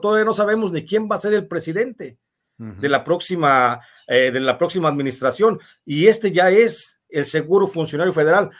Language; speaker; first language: Spanish; native; Spanish